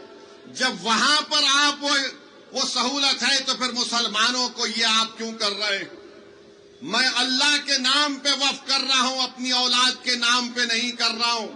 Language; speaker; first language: Urdu; native; Urdu